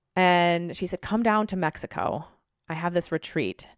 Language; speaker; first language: English; native; English